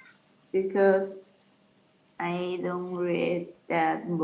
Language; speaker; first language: English; non-native, learner; Vietnamese